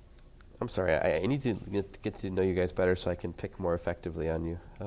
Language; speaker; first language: English; native; English